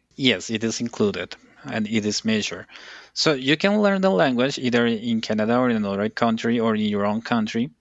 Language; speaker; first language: English; non-native, fluent; Spanish